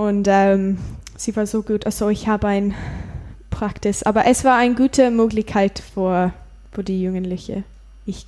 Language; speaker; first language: German; non-native, learner; English